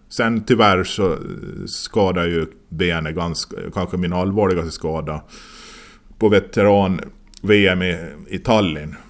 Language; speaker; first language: Swedish; native; Swedish